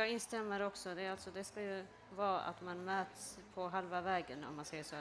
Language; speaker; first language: Swedish; early bilingual, other home language; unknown